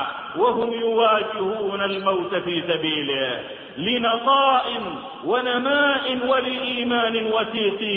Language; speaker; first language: Arabic; native; Arabic